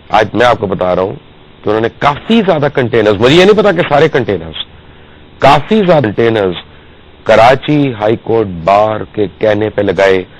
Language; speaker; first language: Urdu; native; Urdu